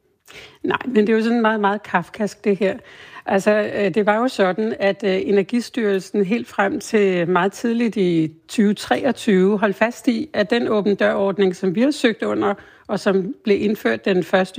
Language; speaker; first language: Danish; native; Danish